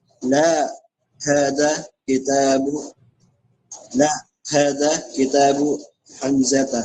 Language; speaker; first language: Arabic; non-native, learner; Filipino